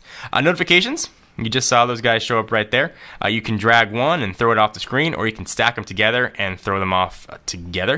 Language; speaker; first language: English; native; English